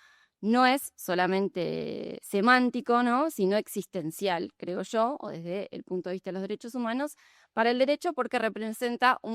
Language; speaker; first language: Spanish; native; Spanish